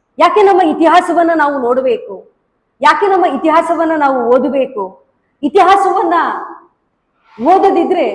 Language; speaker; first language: Kannada; non-native, local second language; Tulu